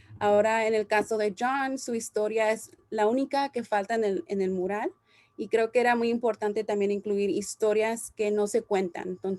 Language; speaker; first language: Spanish; early bilingual, heritage; Spanish